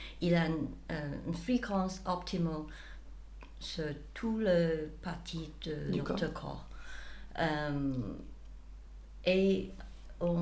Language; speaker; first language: French; non-native, fluent; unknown